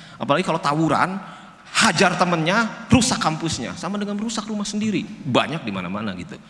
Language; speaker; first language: Indonesian; non-native, local second language; Sundanese